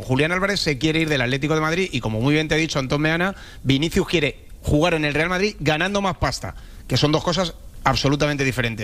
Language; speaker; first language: Spanish; native; Spanish